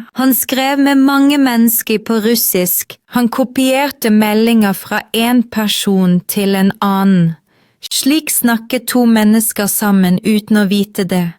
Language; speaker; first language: Norwegian; non-native, fluent; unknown